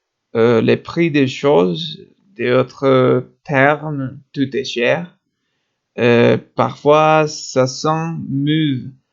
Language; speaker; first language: French; non-native, learner; Spanish